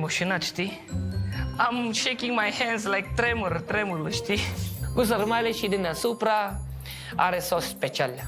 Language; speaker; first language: English; non-native, local second language; Filipino